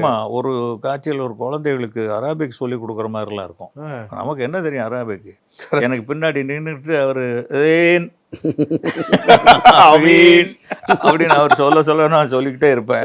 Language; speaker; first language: Tamil; native; Tamil